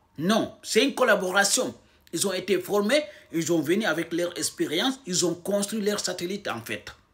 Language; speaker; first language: French; non-native, local second language; Fula